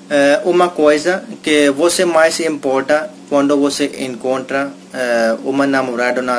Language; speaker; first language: Portuguese; non-native, learner; Hindi